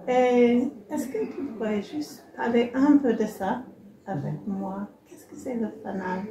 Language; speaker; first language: French; non-native, learner; English